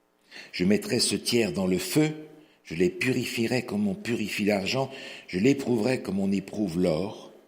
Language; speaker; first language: French; native; French